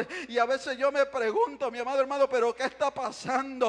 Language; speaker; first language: Spanish; native; Spanish